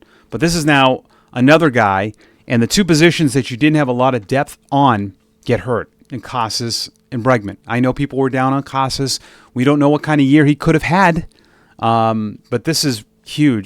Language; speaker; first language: English; native; English